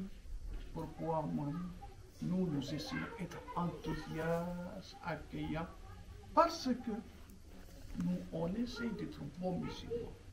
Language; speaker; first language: French; non-native, local second language; Arabic